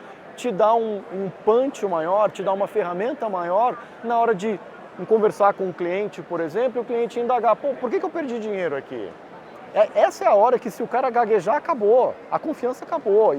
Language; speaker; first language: Portuguese; native; Portuguese